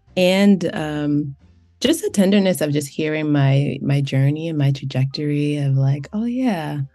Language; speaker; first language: English; native; English